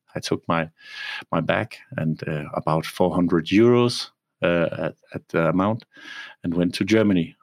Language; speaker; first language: English; non-native, fluent; Danish